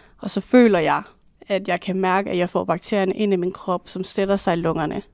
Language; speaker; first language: Danish; native; Danish